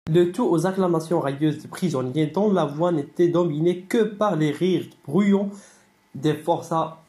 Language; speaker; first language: French; non-native, local second language; Arabic